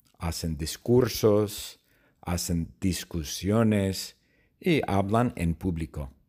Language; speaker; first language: Spanish; non-native, fluent; English